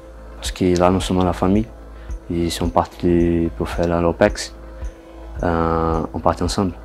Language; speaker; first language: French; non-native, learner; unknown